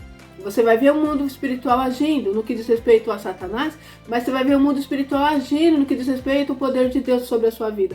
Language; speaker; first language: Portuguese; native; Portuguese